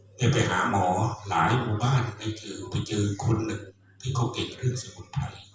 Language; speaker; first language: Thai; non-native, local second language; Khmer